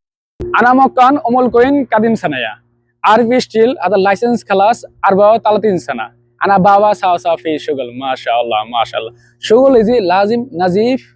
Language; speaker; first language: Arabic; non-native, learner; Bangla